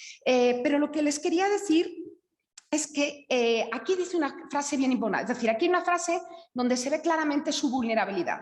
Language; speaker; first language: Spanish; native; Spanish